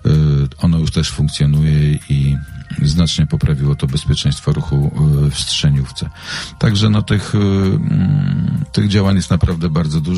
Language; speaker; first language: Polish; native; Polish